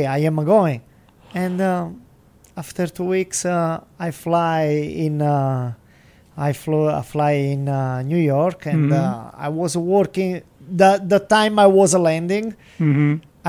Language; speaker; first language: English; non-native, learner; Italian